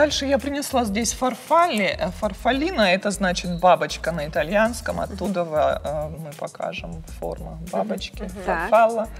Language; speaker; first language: Russian; native; Russian